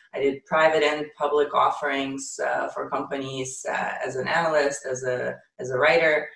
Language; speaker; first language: English; non-native, fluent; Ukrainian